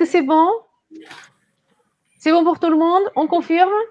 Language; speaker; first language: French; non-native, fluent; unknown